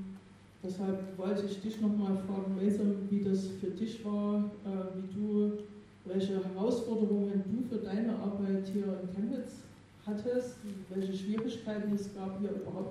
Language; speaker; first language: German; native; German